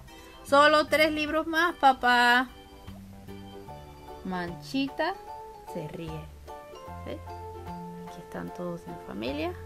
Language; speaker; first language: Spanish; early bilingual, heritage; Spanish